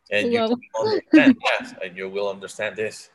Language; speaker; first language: English; non-native, learner; Spanish